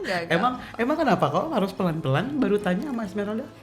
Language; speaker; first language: Indonesian; native; Indonesian